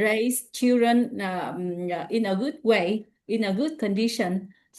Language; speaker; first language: English; non-native, learner; Vietnamese